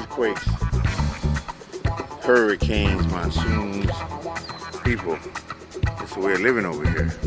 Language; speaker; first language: English; non-native, local second language; Spanish